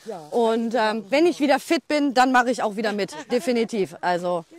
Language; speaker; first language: German; native; German